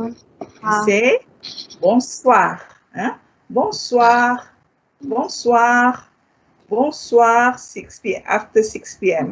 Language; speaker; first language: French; non-native, fluent; Malay